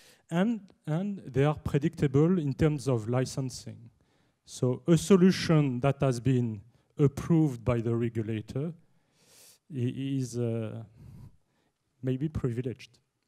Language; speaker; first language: English; non-native, fluent; French